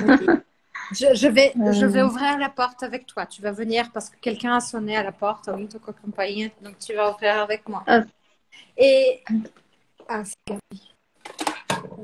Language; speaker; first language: French; non-native, fluent; Portuguese